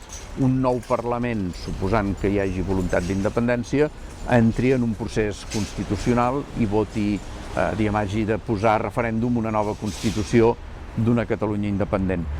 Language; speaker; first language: Catalan; native; Catalan